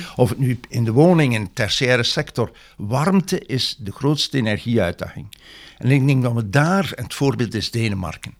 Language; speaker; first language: Dutch; native; Dutch